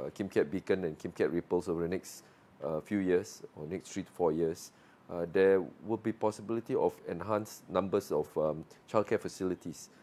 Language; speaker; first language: English; non-native, local second language; Malay